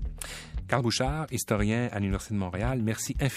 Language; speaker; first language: French; native; French